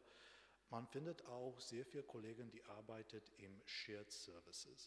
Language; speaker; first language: German; non-native, fluent; Romanian